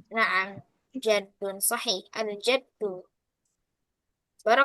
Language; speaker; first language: Arabic; non-native, fluent; Indonesian